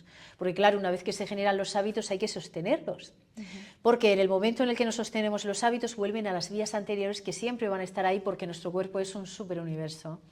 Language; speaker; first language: Spanish; native; Spanish